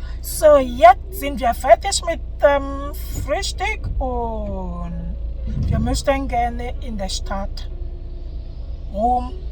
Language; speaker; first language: German; non-native, learner; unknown